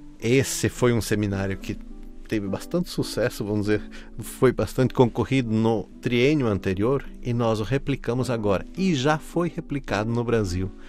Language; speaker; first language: Portuguese; native; Portuguese